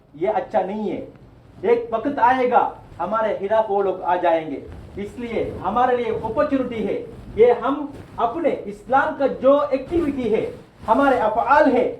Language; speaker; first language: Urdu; non-native, local second language; Tamil